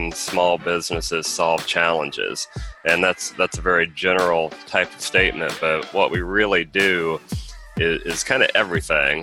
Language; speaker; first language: English; native; English